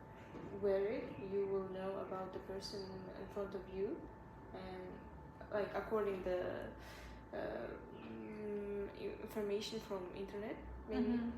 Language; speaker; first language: English; non-native, learner; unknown